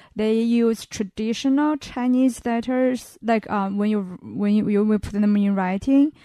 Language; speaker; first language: English; non-native, fluent; Chinese